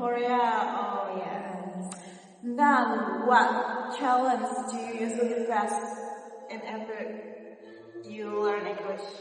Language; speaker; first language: English; non-native, learner; Indonesian